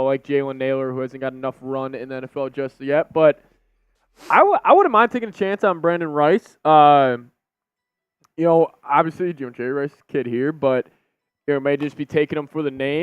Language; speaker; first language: English; native; English